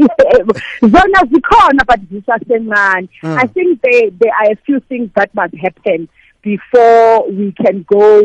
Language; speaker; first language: South Ndebele; non-native, local second language; Venda